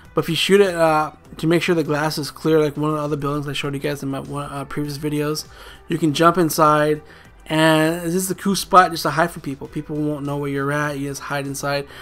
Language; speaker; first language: English; native; English